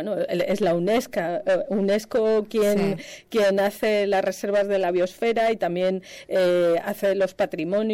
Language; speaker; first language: Spanish; native; Spanish